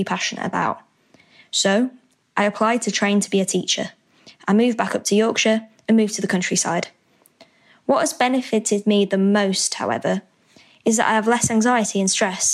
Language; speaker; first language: English; native; English